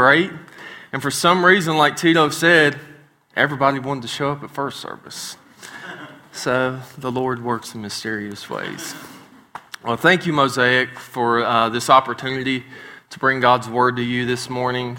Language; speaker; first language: English; native; English